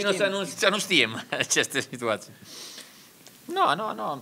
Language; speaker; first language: Romanian; non-native, learner; Italian